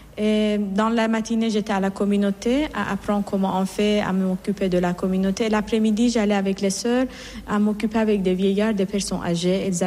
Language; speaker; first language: French; non-native, fluent; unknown